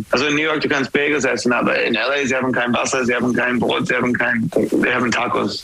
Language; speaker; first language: German; non-native, learner; English